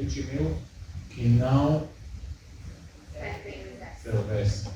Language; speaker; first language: Portuguese; early bilingual, heritage; Hebrew